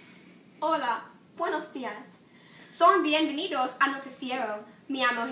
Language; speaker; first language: Spanish; non-native, learner; English